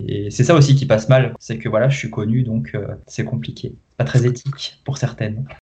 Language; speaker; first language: French; native; French